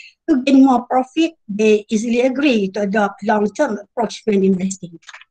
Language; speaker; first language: English; non-native, local second language; Malay